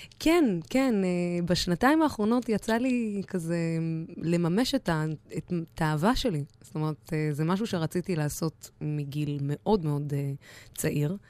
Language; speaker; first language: Hebrew; non-native, local second language; Arabic